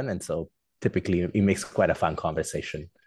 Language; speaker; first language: English; non-native, fluent; Italian